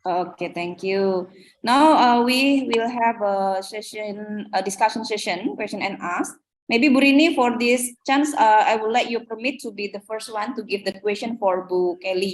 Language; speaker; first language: English; non-native, fluent; Indonesian